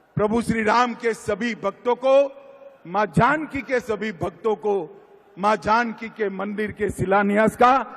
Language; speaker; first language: Hindi; native; Hindi